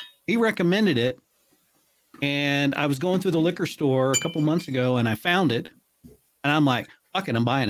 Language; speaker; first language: English; native; English